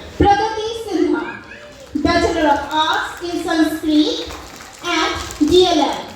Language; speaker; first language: English; non-native, local second language; Bangla